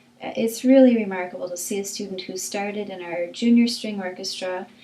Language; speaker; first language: English; native; English